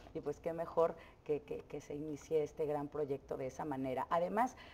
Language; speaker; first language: Spanish; native; Spanish